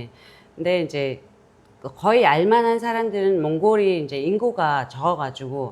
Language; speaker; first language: Korean; non-native, fluent; Mongolian